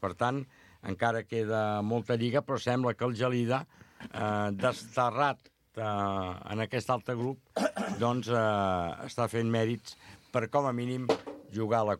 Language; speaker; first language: Catalan; native; Catalan